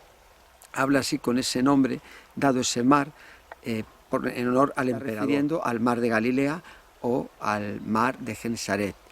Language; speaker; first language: Spanish; native; Spanish